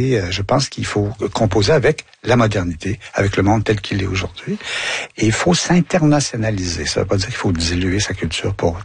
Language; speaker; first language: French; native; French